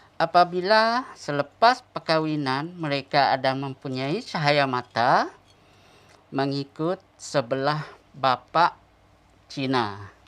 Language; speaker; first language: Malay; non-native, local second language; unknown